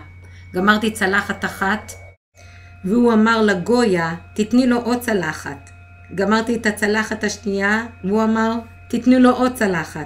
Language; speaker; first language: Hebrew; non-native, fluent; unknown